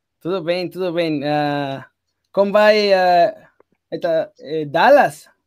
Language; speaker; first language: Portuguese; non-native, learner; Spanish